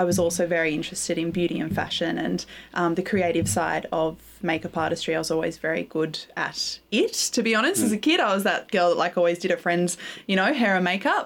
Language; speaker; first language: English; native; English